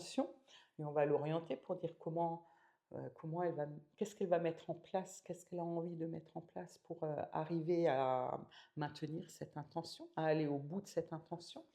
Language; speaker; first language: French; native; French